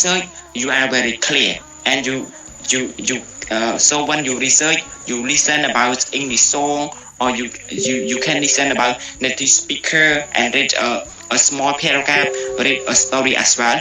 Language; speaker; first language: English; non-native, learner; Khmer